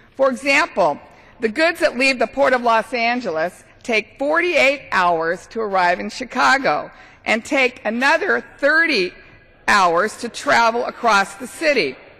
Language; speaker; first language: English; native; English